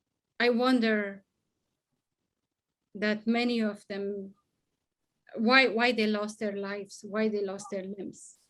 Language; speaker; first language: English; non-native, fluent; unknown